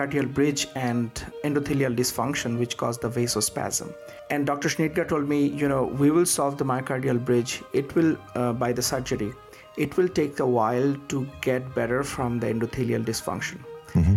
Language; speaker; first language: English; non-native, local second language; Bangla